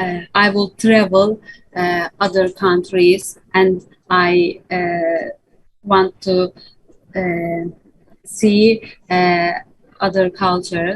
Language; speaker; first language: English; non-native, learner; Turkish